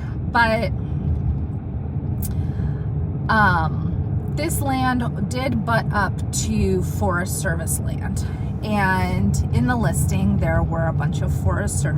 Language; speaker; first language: English; native; English